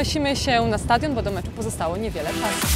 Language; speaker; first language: Polish; native; Polish